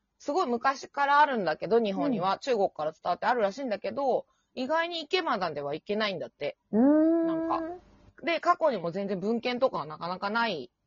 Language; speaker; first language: Japanese; native; Japanese